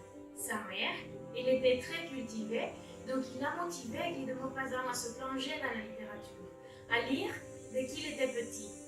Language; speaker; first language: French; non-native, learner; Spanish